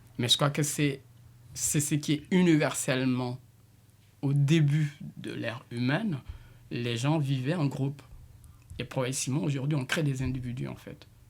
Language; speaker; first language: French; non-native, local second language; Jola-Fonyi